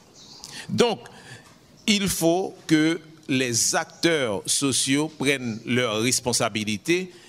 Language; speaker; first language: French; non-native, local second language; Haitian Creole